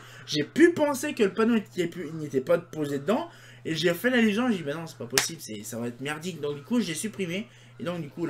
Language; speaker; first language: French; native; French